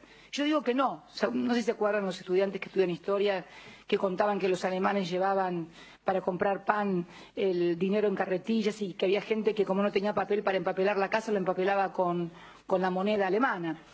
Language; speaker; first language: Spanish; native; Spanish